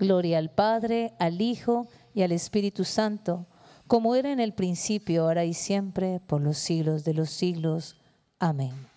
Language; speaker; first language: Spanish; native; Spanish